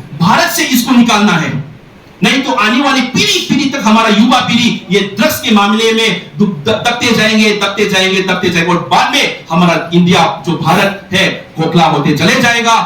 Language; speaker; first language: Hindi; non-native, local second language; Manipuri